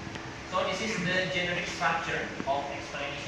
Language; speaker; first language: English; non-native, learner; Indonesian